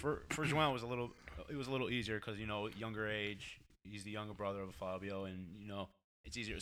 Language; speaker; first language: English; early bilingual, other home language; Portuguese